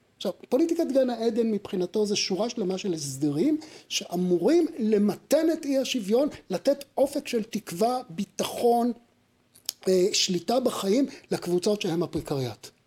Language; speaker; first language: Hebrew; native; Hebrew